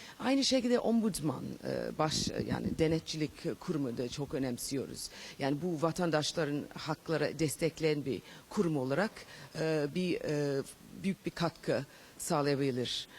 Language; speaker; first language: Turkish; non-native, fluent; English